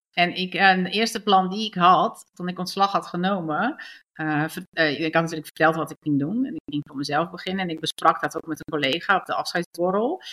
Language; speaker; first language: Dutch; early bilingual, other home language; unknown